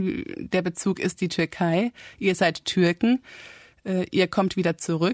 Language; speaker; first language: German; native; German